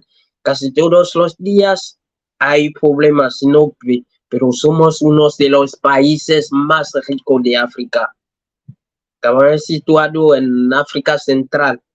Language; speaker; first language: Spanish; non-native, learner; French